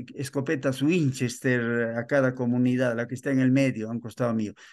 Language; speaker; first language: Spanish; native; Spanish